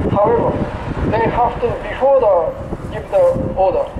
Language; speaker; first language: English; non-native, learner; Japanese